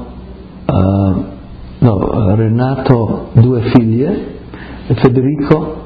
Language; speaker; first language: Italian; early bilingual, heritage; Friulian